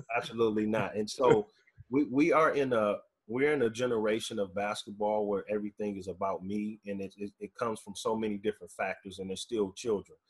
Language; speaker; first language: English; native; English